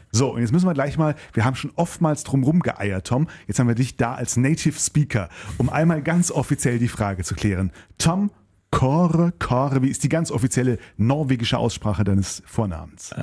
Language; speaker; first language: German; native; German